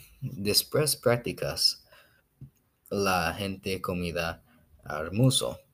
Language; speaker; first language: Spanish; non-native, learner; English